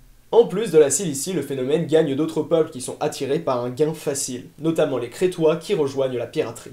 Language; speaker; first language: French; native; French